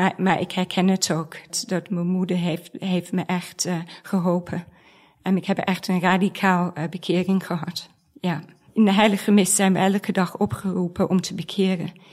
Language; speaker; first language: Dutch; non-native, fluent; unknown